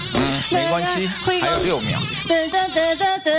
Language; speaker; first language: Chinese; native; Chinese